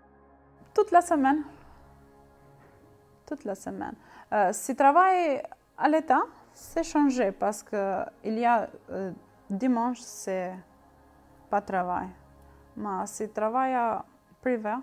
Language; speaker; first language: French; non-native, learner; Albanian